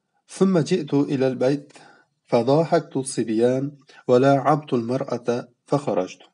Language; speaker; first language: Arabic; non-native, fluent; Uzbek